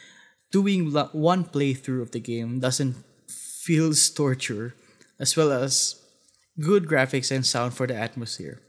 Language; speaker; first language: English; non-native, fluent; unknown